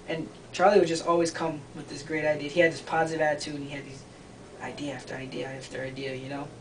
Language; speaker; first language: English; native; English